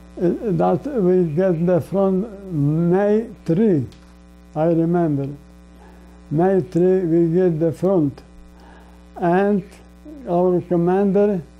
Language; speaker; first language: English; non-native, learner; Polish